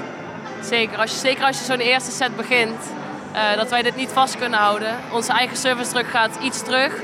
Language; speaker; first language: Dutch; native; Dutch